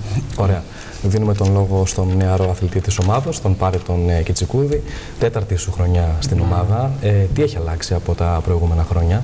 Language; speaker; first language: Greek; native; Greek